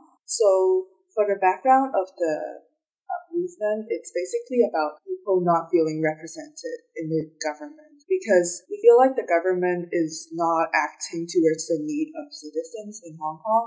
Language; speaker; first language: English; non-native, local second language; Cantonese